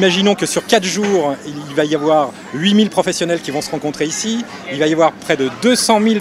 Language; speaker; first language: French; native; French